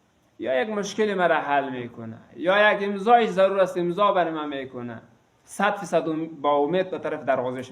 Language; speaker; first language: Persian; native; Persian